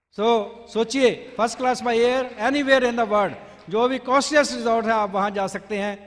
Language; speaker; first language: Hindi; non-native, local second language; Punjabi